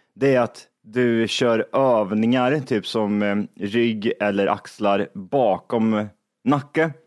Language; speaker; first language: Swedish; early bilingual, other home language; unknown